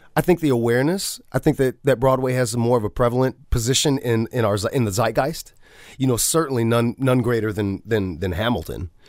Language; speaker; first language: English; native; English